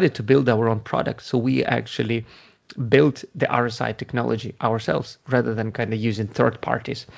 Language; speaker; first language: English; non-native, fluent; Ukrainian